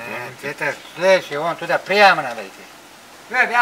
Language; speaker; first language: Russian; non-native, local second language; Uzbek